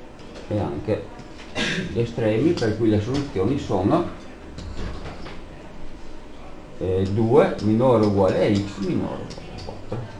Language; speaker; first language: Italian; native; Italian